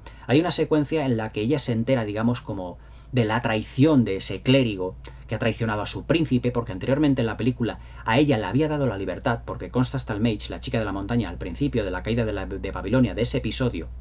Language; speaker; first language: Spanish; native; Spanish